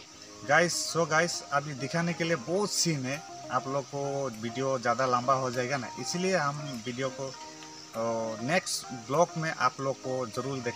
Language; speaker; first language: Hindi; non-native, local second language; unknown